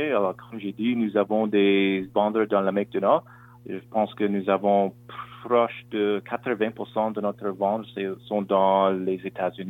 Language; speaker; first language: French; non-native, local second language; English